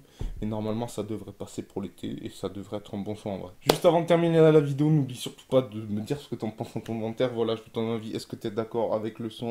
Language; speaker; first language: French; native; French